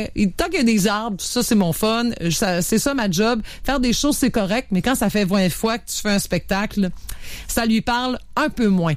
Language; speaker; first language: French; native; French